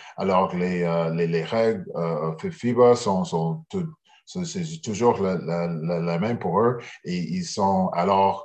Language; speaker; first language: French; early bilingual, heritage; English